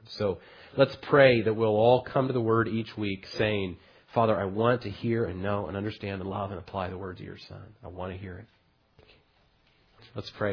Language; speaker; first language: English; native; English